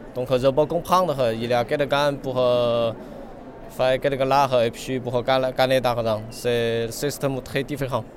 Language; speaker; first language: French; non-native, learner; Chinese